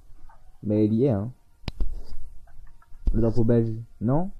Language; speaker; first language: French; native; French